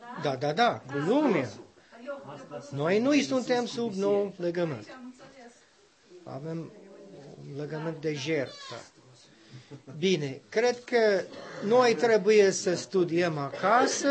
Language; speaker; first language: Romanian; non-native, learner; English